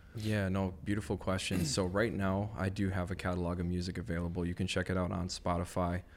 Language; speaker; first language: English; native; English